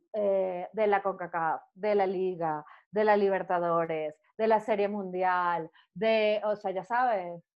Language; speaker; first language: Spanish; native; Spanish